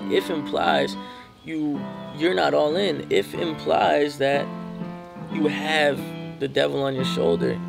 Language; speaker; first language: English; native; English